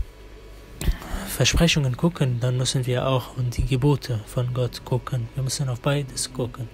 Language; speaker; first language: German; non-native, fluent; Arabic